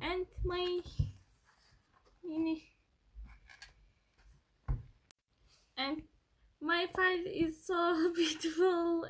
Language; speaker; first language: English; non-native, learner; Turkish